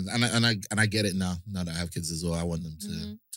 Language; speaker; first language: English; native; English